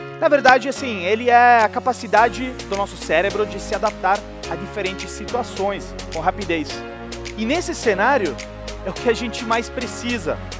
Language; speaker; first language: Portuguese; non-native, fluent; Italian